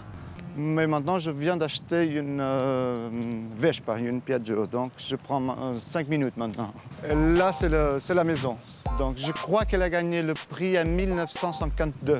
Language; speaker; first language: French; non-native, fluent; Portuguese